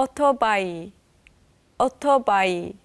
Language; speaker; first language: Korean; non-native, learner; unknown